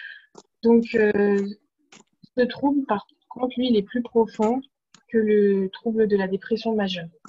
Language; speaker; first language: French; native; French